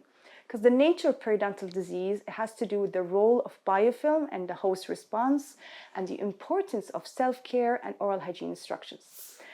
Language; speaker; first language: English; non-native, fluent; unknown